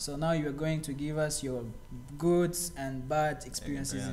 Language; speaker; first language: English; non-native, learner; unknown